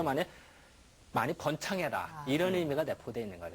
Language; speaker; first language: Korean; native; Korean